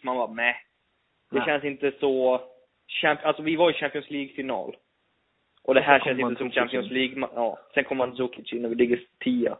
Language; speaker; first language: Swedish; native; Swedish